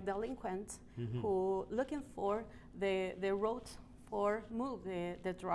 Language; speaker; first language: English; non-native, learner; Spanish